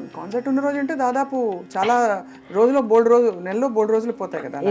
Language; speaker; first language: Telugu; native; Telugu